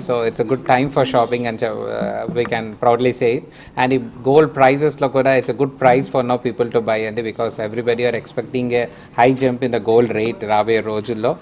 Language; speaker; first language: English; non-native, local second language; Telugu